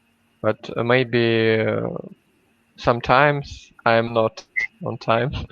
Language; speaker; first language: English; non-native, learner; Russian